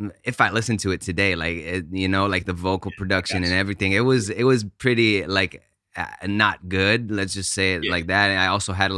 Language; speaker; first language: English; non-native, fluent; Hebrew